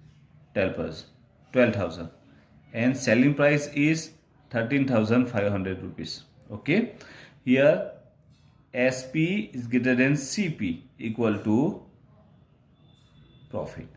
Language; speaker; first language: English; non-native, local second language; Gujarati